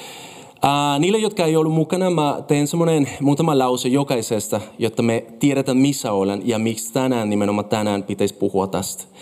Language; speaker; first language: Finnish; non-native, fluent; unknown